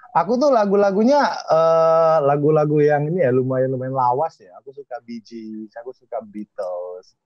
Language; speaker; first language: Indonesian; native; Indonesian